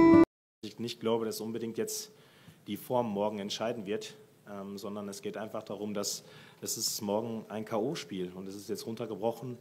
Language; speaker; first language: German; native; German